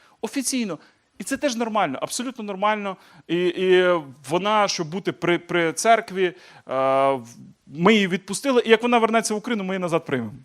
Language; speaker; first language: Ukrainian; native; Ukrainian